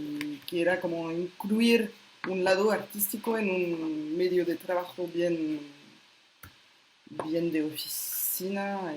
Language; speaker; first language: Spanish; non-native, fluent; French